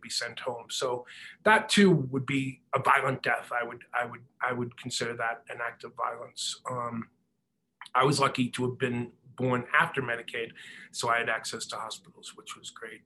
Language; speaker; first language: English; native; English